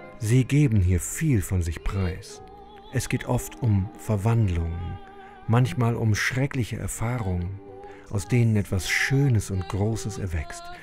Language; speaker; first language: German; native; German